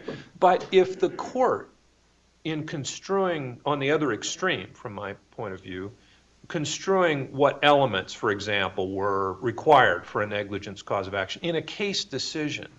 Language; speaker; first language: English; native; English